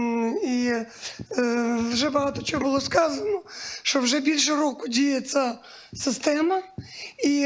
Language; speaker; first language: Ukrainian; native; Ukrainian